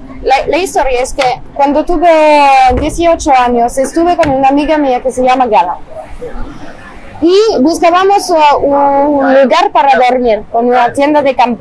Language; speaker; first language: Spanish; non-native, fluent; French